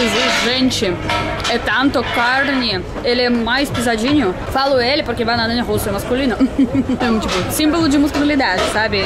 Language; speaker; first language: Portuguese; non-native, fluent; Russian